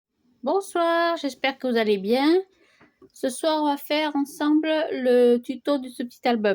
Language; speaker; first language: French; native; French